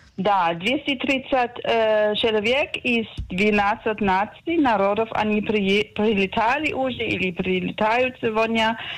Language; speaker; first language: Russian; non-native, learner; German